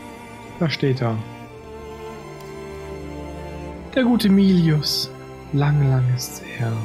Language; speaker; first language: German; native; German